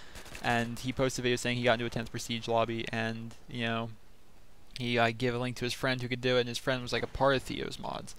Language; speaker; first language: English; native; English